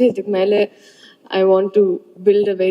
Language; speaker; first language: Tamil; non-native, learner; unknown